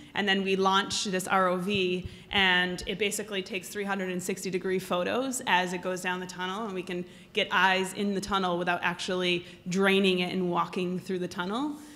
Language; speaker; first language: English; native; English